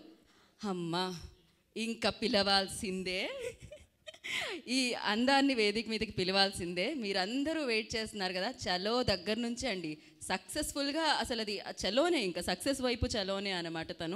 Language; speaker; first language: Telugu; native; Telugu